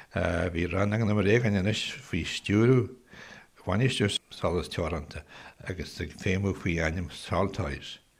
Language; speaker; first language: Irish; native; Irish